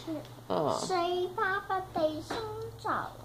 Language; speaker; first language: Chinese; early bilingual, heritage; Chinese